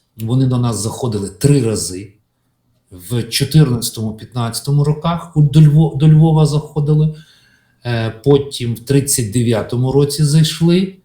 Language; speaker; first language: Ukrainian; native; Ukrainian